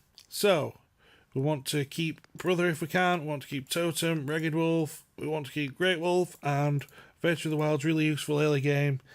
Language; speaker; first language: English; native; English